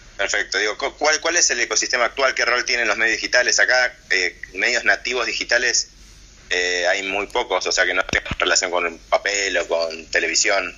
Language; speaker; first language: Spanish; native; Spanish